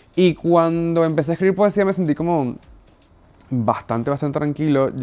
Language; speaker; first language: Spanish; native; Spanish